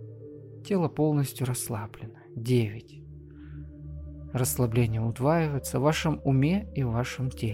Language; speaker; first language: Russian; native; Russian